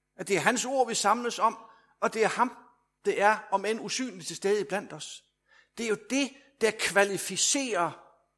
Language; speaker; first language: Danish; native; Danish